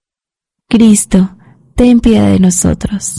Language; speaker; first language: Spanish; native; Spanish